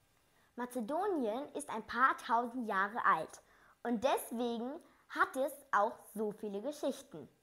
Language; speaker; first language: German; early bilingual, other home language; Macedonian